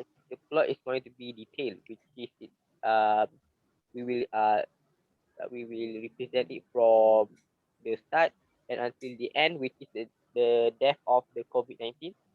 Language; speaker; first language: English; non-native, learner; Malay